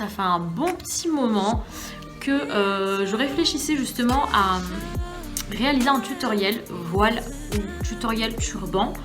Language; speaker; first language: French; native; French